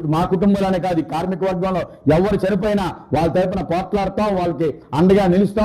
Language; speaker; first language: Telugu; native; Telugu